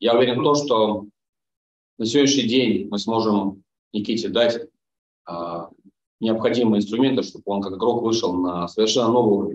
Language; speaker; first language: Russian; native; Russian